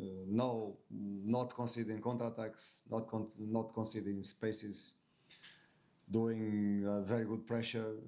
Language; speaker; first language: English; non-native, fluent; Portuguese